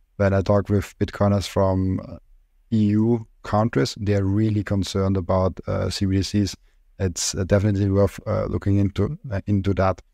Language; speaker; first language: English; non-native, fluent; German